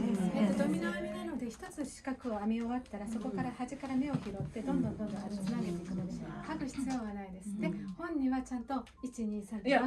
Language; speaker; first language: Japanese; native; Japanese